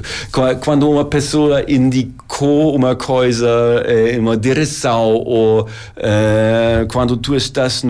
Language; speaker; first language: Portuguese; non-native, learner; German